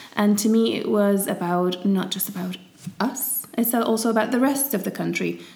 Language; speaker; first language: English; early bilingual, heritage; Arabic